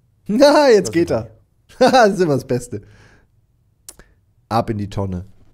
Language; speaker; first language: German; native; German